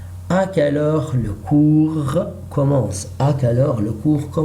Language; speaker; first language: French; non-native, learner; Arabic